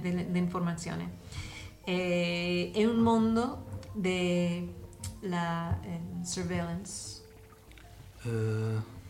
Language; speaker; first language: Italian; non-native, learner; English